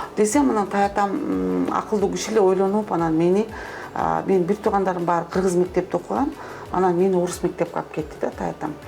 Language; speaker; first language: Kyrgyz; non-native, local second language; Russian